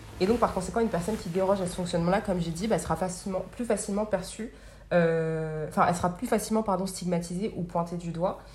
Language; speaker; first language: French; native; French